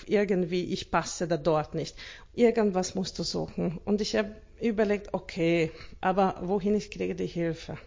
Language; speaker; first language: German; non-native, learner; Hungarian